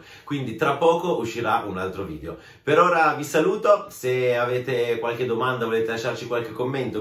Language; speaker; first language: Italian; native; Italian